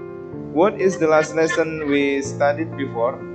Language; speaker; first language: English; non-native, fluent; Indonesian